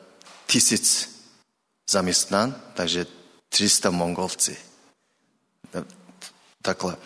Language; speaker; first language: Czech; non-native, learner; Mongolian